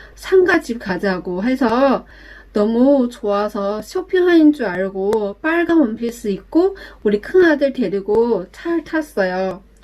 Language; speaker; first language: Korean; non-native, learner; Chinese